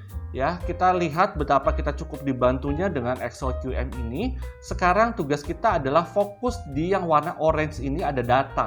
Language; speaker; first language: Indonesian; native; Indonesian